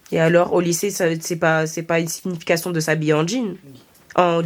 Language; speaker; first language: French; native; French